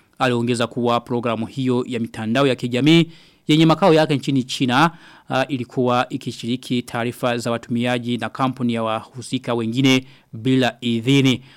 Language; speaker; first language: Swahili; non-native, local second language; Rundi